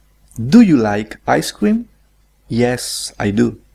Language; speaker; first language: English; non-native, fluent; Spanish